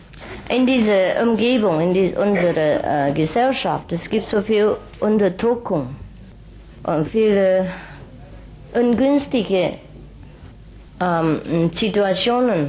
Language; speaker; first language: German; non-native, fluent; Vietnamese